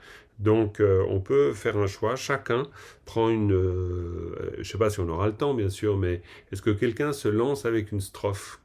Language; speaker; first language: French; native; French